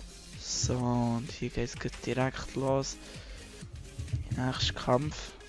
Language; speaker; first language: German; native; German